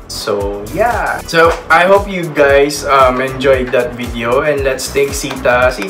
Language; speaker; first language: English; non-native, local second language; Filipino